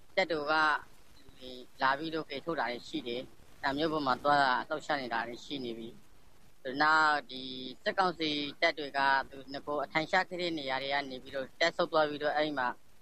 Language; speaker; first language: Burmese; native; Burmese